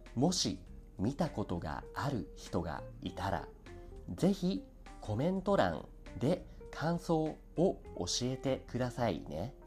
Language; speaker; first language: Japanese; native; Japanese